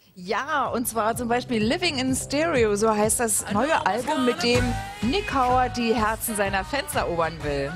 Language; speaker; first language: German; native; German